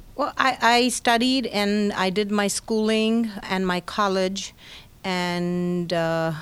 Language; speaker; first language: English; non-native, local second language; Hindi